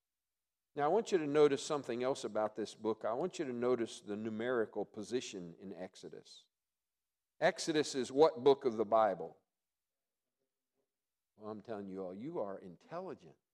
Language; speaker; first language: English; native; English